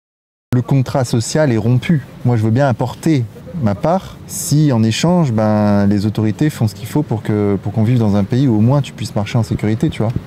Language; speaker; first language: French; native; French